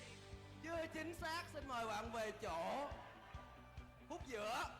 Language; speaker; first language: Vietnamese; native; Vietnamese